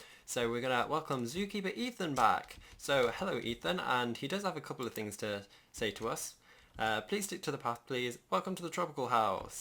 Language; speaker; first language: English; native; English